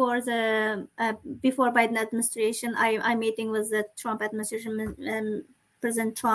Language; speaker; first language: English; non-native, learner; Chinese